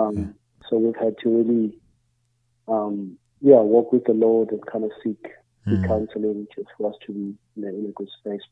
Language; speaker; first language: English; non-native, local second language; Zulu